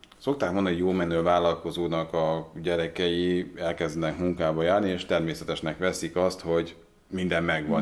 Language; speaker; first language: Hungarian; native; Hungarian